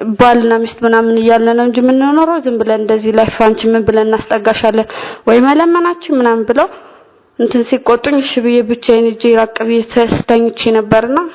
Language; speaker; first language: Amharic; native; Amharic